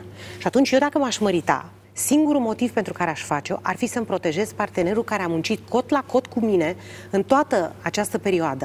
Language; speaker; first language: Romanian; native; Romanian